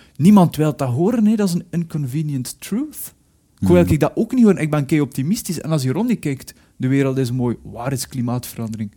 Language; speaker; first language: Dutch; native; Dutch